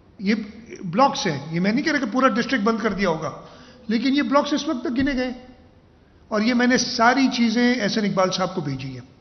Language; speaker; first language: Urdu; non-native, local second language; Sindhi